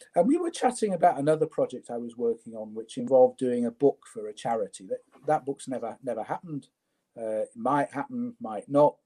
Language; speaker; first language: English; native; English